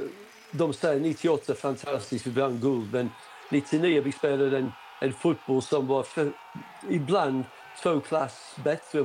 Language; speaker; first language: Swedish; non-native, fluent; English